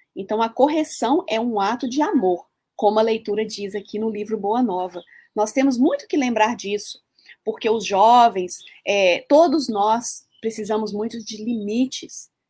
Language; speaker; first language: Portuguese; early bilingual, heritage; Portuguese